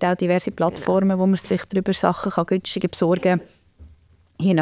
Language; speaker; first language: German; native; German